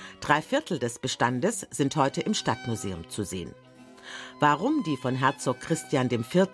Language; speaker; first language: German; native; German